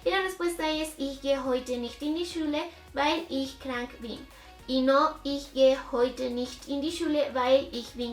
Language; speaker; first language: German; non-native, fluent; Spanish